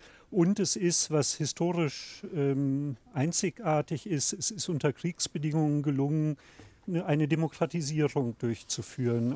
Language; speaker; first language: German; native; German